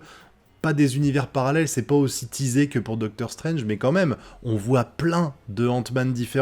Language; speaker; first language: French; native; French